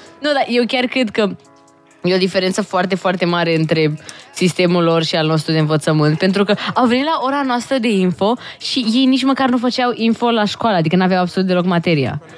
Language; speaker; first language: Romanian; native; Romanian